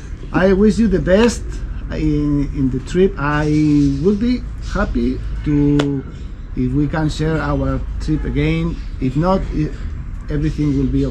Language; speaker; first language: English; non-native, learner; Spanish